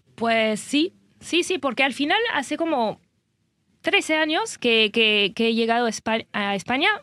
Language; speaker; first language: Spanish; non-native, fluent; French